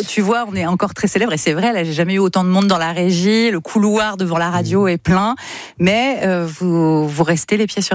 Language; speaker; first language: French; native; French